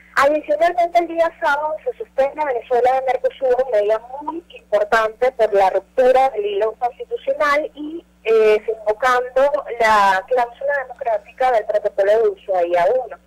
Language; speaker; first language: Spanish; native; Spanish